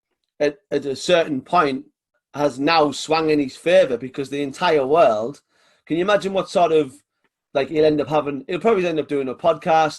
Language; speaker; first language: English; native; English